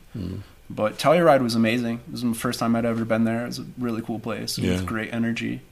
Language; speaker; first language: English; native; English